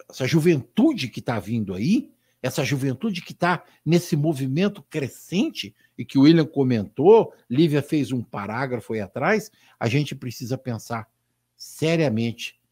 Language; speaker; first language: Portuguese; native; Portuguese